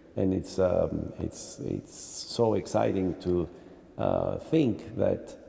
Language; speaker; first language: English; non-native, fluent; Greek